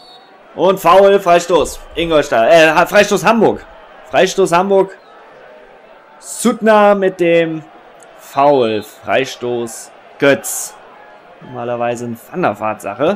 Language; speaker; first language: German; native; German